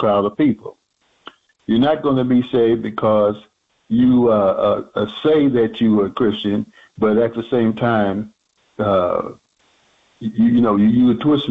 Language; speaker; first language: English; native; English